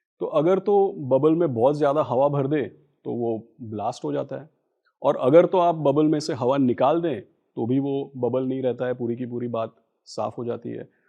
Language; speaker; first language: Hindi; non-native, local second language; Gujarati